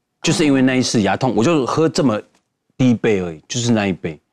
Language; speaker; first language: Chinese; native; Chinese